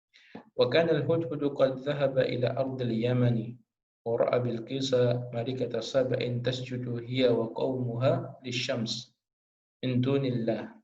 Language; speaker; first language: Arabic; non-native, fluent; Indonesian